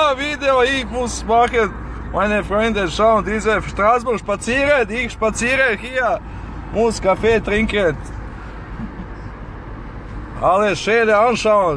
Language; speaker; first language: German; non-native, learner; Serbian